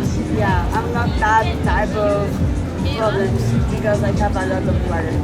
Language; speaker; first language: English; non-native, learner; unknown